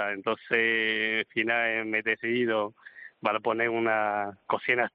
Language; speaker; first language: Spanish; non-native, learner; Chinese